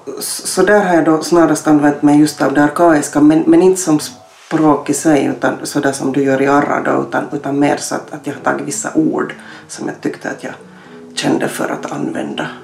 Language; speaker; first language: Swedish; native; Swedish